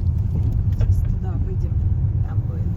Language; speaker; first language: Russian; native; Russian